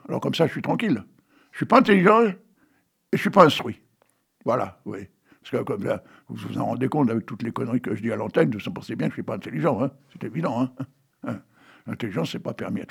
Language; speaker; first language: French; native; French